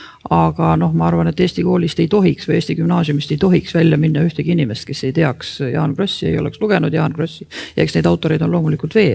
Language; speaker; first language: Estonian; native; Estonian